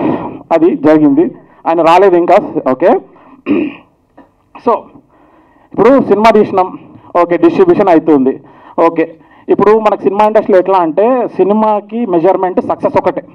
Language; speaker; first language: Telugu; native; Telugu